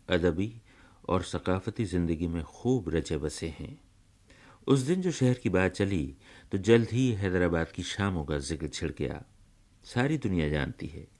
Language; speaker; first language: Urdu; native; Urdu